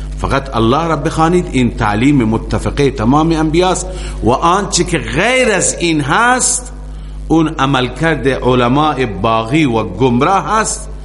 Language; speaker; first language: Persian; native; Persian